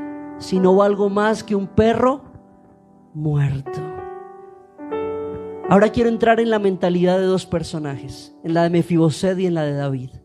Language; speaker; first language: Spanish; native; Spanish